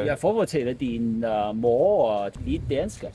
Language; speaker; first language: Danish; non-native, learner; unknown